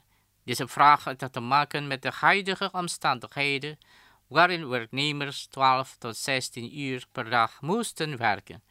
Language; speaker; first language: Dutch; non-native, fluent; Indonesian